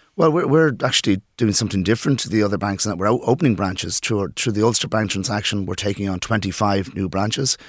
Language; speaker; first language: English; native; English